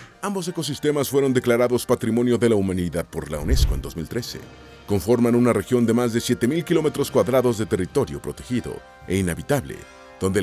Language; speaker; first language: Spanish; native; Spanish